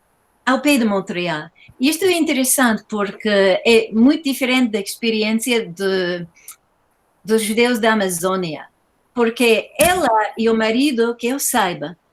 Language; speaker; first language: Portuguese; non-native, fluent; English